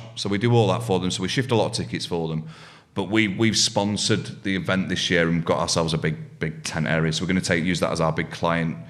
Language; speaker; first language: English; native; English